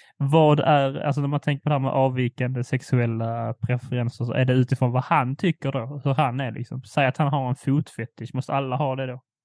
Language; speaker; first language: Swedish; early bilingual, other home language; Polish